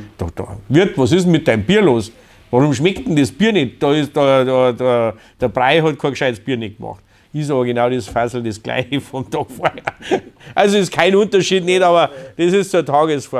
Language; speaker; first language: German; native; German